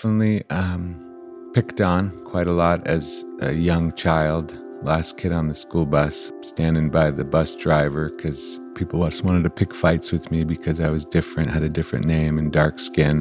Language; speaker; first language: English; native; English